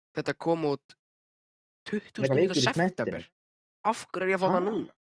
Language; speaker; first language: Icelandic; native; Icelandic